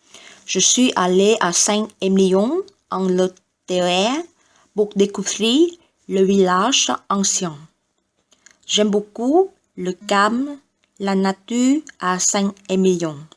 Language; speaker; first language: French; non-native, learner; Vietnamese